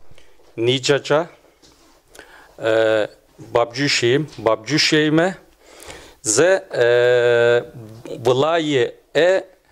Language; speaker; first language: Albanian; non-native, learner; Turkish